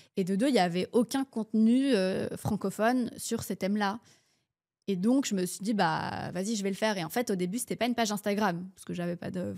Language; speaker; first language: French; early bilingual, heritage; French